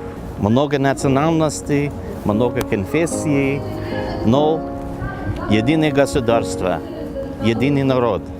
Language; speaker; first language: Russian; non-native, fluent; English